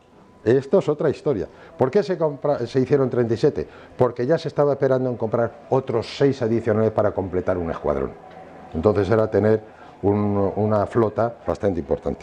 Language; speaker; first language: Spanish; native; Spanish